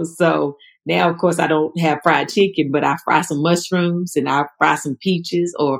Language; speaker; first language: English; native; English